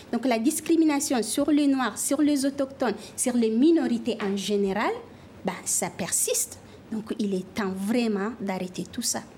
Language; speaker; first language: French; non-native, local second language; Fula